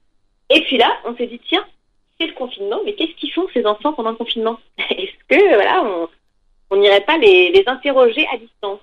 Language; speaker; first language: French; native; French